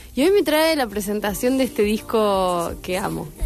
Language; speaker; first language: Spanish; native; Spanish